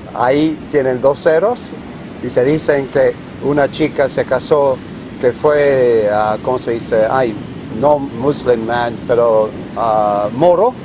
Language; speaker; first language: Spanish; non-native, learner; English